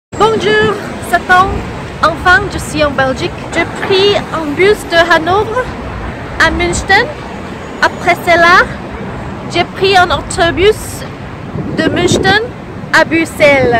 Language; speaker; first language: French; non-native, learner; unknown